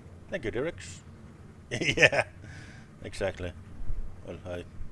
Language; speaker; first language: English; non-native, fluent; Danish